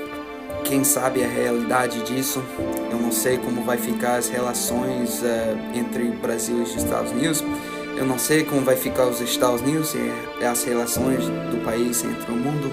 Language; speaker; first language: Portuguese; non-native, fluent; English